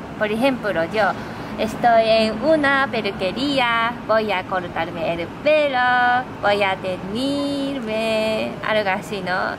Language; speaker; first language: Spanish; non-native, fluent; Japanese